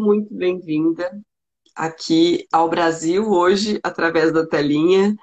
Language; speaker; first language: Portuguese; native; Portuguese